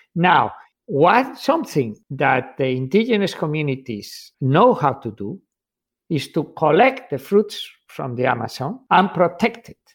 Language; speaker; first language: English; non-native, fluent; Spanish